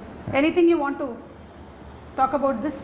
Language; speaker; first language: Telugu; native; Telugu